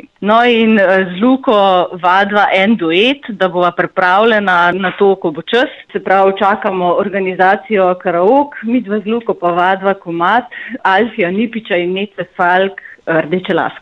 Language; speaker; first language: Slovenian; native; Slovenian